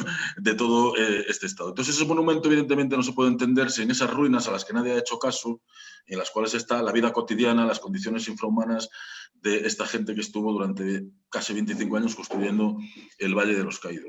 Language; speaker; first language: Spanish; native; Spanish